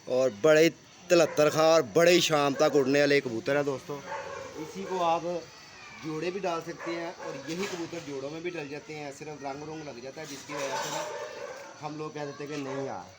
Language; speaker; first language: Urdu; non-native, local second language; Punjabi